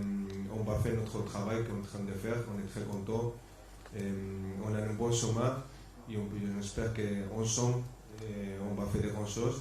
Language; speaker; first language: French; non-native, fluent; Spanish